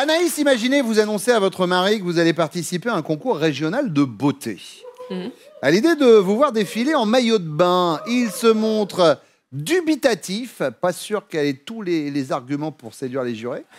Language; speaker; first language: French; native; French